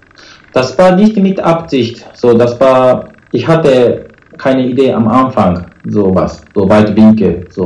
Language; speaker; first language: German; non-native, learner; Japanese